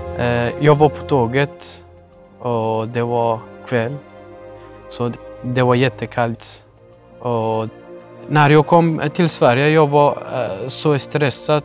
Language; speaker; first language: Swedish; non-native, learner; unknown